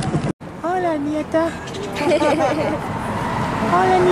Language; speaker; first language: Spanish; non-native, learner; English